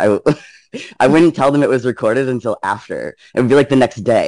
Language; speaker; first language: English; native; English